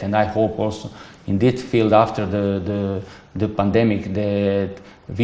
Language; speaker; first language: English; non-native, fluent; Serbian